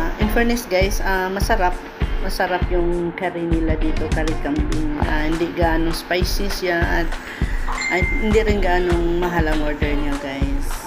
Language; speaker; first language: Filipino; non-native, local second language; Cebuano